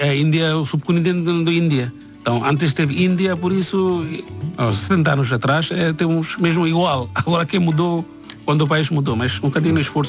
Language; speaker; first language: Portuguese; non-native, learner; Bangla